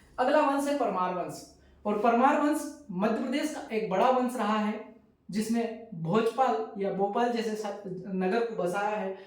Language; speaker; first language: Hindi; native; Hindi